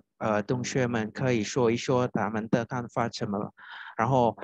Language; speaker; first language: Chinese; non-native, fluent; Indonesian